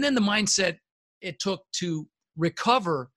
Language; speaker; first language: English; early bilingual, other home language; Dutch